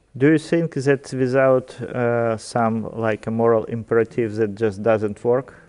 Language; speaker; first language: English; non-native, fluent; Ukrainian